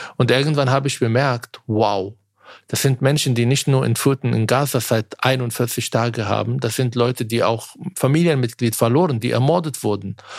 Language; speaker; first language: German; non-native, fluent; Arabic